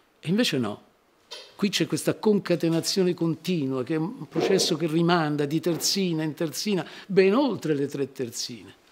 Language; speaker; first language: Italian; native; Italian